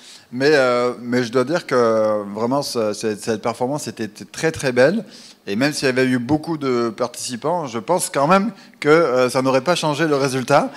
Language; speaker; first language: French; native; French